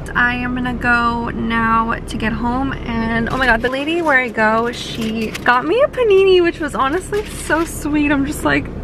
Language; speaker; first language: English; native; English